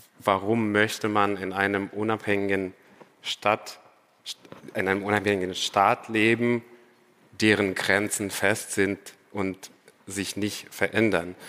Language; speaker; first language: German; non-native, fluent; Ukrainian